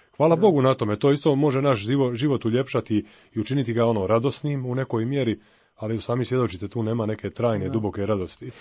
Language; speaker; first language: Croatian; native; Croatian